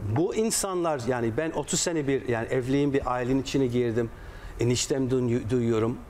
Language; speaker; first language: Turkish; non-native, fluent; English